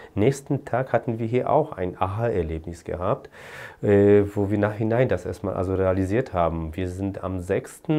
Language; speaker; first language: German; non-native, fluent; Polish